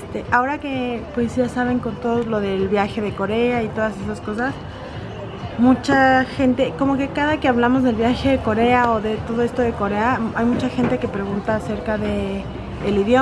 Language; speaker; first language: Spanish; native; Spanish